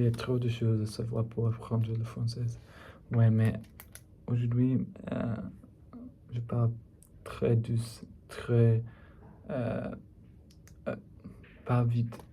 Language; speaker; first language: French; non-native, learner; English